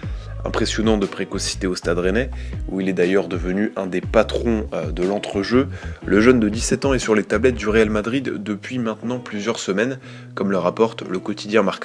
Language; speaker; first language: French; native; French